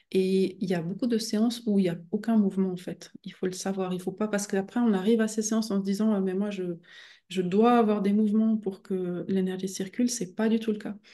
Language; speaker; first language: French; native; French